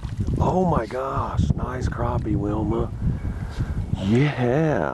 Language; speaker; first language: English; native; English